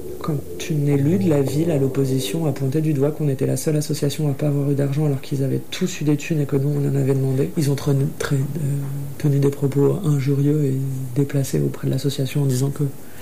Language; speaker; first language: French; native; French